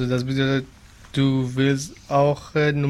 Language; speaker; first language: German; non-native, learner; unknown